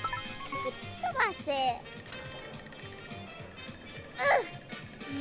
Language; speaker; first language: Japanese; non-native, learner; Indonesian